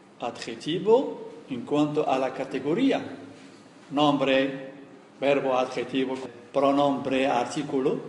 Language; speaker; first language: Spanish; non-native, fluent; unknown